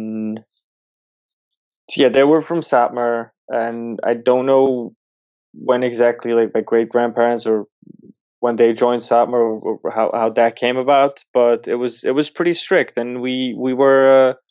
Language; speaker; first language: English; early bilingual, other home language; Yiddish